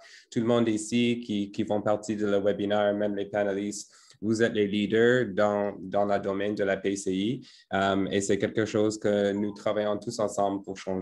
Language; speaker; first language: French; non-native, fluent; English